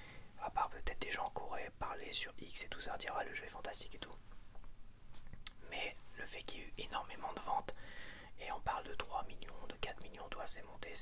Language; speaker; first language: French; native; French